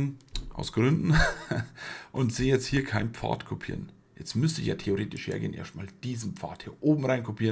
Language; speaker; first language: German; native; German